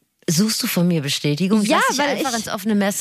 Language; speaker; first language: German; native; German